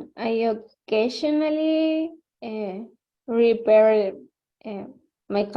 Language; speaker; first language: English; non-native, learner; Spanish